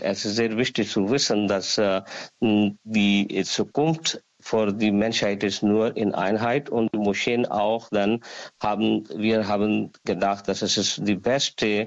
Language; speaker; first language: German; non-native, learner; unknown